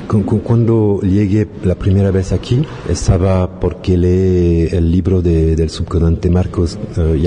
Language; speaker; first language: Spanish; non-native, learner; French